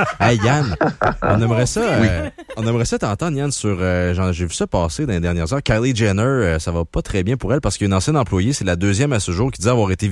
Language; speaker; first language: French; native; French